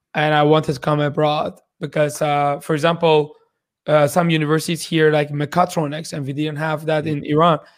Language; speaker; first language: English; non-native, fluent; Persian